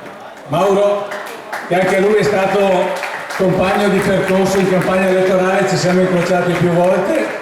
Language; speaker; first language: Italian; native; Italian